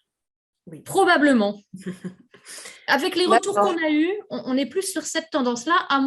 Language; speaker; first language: French; native; French